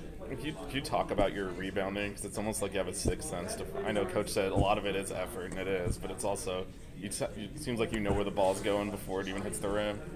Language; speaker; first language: English; native; English